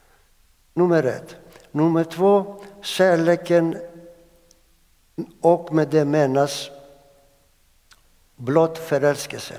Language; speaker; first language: Swedish; non-native, fluent; Greek